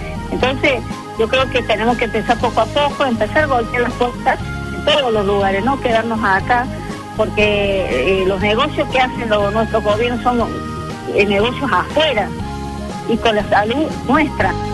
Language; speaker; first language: Spanish; native; Spanish